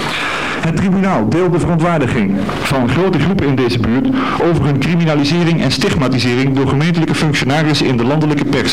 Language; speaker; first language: Dutch; native; Dutch